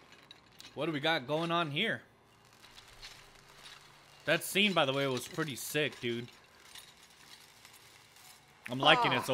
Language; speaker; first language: English; native; English